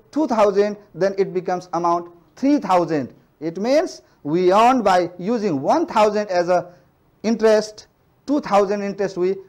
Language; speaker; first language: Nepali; non-native, local second language; Maithili